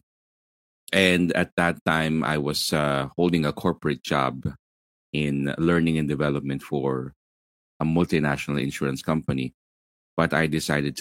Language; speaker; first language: English; non-native, local second language; Filipino